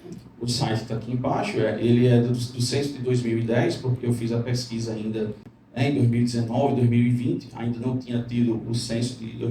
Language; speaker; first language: Portuguese; native; Portuguese